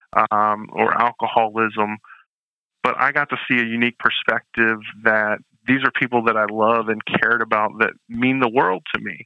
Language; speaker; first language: English; native; English